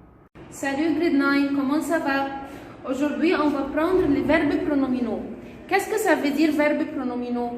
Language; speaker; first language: French; non-native, fluent; Arabic